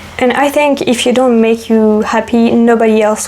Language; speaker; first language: English; non-native, fluent; French